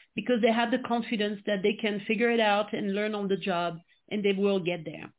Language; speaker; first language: English; non-native, fluent; French